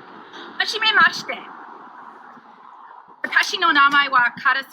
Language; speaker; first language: Japanese; non-native, fluent; English